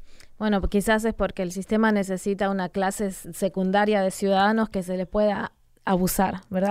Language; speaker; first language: Spanish; native; Spanish